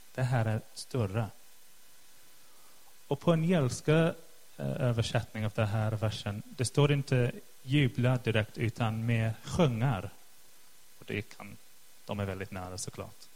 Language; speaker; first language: Swedish; non-native, fluent; English